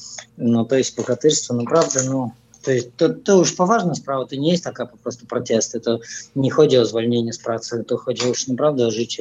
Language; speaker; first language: Polish; non-native, fluent; Russian